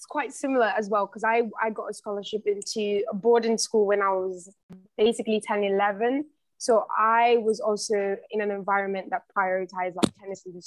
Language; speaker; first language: English; native; English